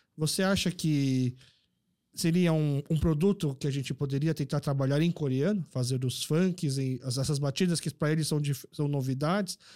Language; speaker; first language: Portuguese; early bilingual, other home language; Korean